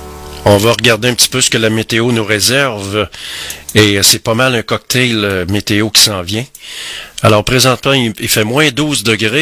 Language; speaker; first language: French; native; French